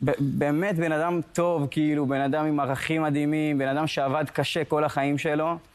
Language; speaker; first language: Hebrew; early bilingual, other home language; Spanish